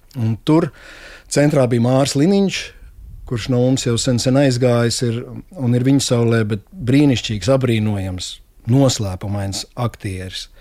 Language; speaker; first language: Latvian; native; Latvian